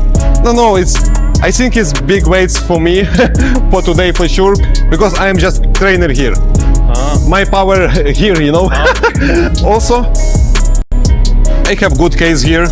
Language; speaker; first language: English; non-native, learner; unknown